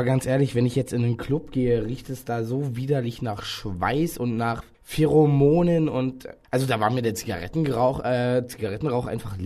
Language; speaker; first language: German; native; German